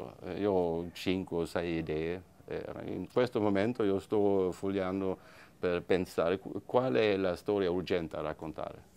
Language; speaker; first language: Italian; non-native, fluent; Swedish